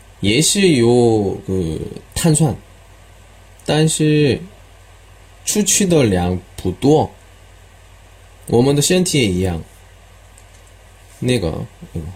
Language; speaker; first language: Chinese; non-native, learner; Korean